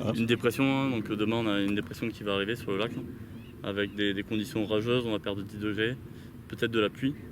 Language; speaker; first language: French; native; French